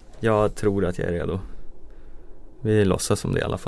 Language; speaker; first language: Swedish; native; Swedish